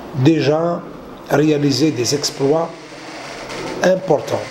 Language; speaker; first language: French; non-native, local second language; Arabic